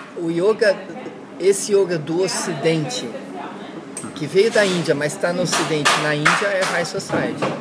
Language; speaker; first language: Portuguese; early bilingual, heritage; Portuguese